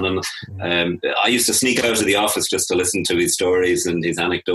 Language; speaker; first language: English; native; English